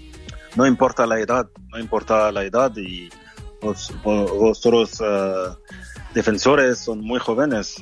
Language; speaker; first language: Spanish; non-native, fluent; French